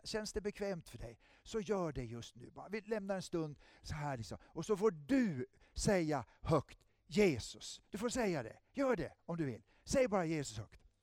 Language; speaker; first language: Swedish; native; Swedish